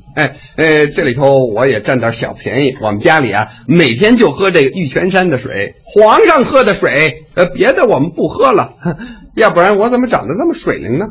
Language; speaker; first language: Chinese; non-native, fluent; English